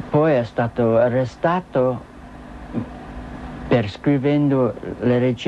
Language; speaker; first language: Italian; non-native, learner; English